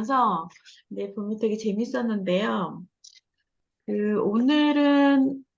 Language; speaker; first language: Korean; native; Korean